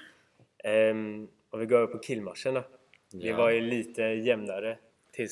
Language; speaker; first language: Swedish; native; Swedish